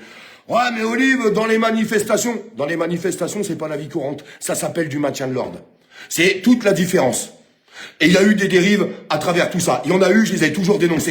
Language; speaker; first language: French; native; French